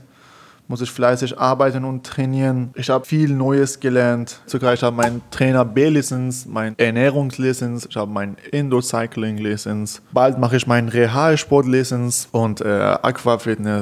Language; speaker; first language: German; non-native, fluent; Persian